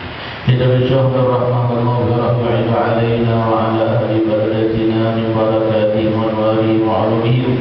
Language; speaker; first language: Arabic; non-native, fluent; Banjar